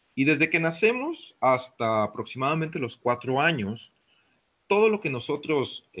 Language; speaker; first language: Spanish; native; Spanish